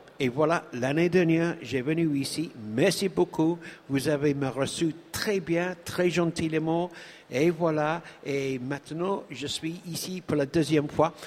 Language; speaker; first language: French; non-native, learner; English